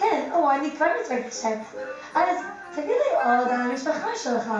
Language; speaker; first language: Hebrew; non-native, learner; English